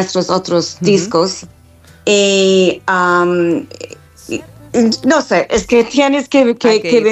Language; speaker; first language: Spanish; non-native, fluent; English